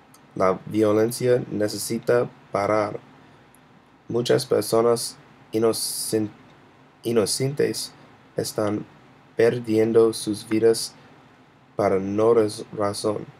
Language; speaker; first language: Spanish; non-native, learner; English